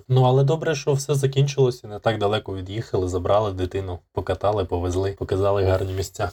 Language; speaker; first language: Ukrainian; native; Ukrainian